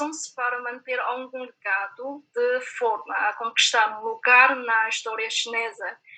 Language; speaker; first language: Portuguese; non-native, fluent; Chinese